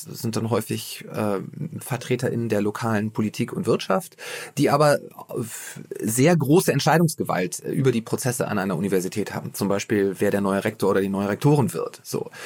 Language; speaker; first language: German; native; German